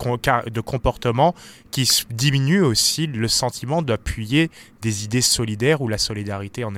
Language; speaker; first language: French; native; French